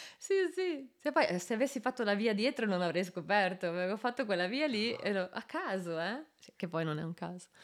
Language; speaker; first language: Italian; native; Italian